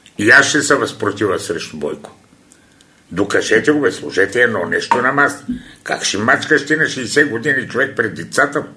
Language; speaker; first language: Bulgarian; non-native, local second language; Turkish